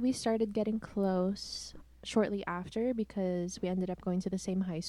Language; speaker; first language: English; non-native, local second language; Cebuano